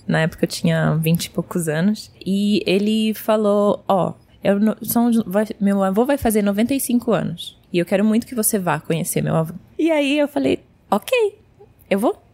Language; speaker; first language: Portuguese; early bilingual, heritage; Portuguese